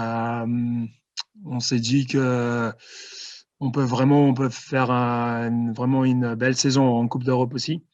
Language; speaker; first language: French; non-native, fluent; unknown